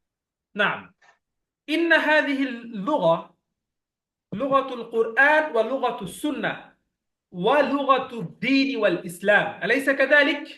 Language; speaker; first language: Arabic; non-native, fluent; Bangla